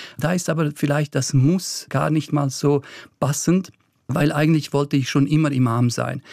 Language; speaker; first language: German; early bilingual, other home language; Bosnian